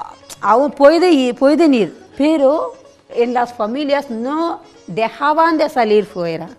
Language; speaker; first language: Spanish; non-native, learner; Telugu